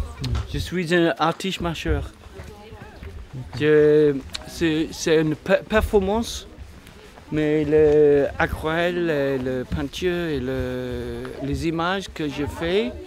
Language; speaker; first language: French; non-native, learner; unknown